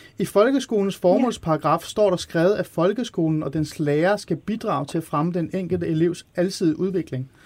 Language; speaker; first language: Danish; early bilingual, other home language; Persian